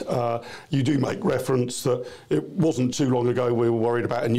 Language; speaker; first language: English; native; English